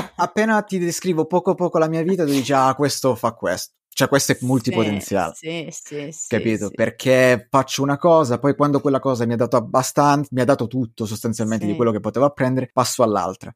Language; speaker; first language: Italian; native; Italian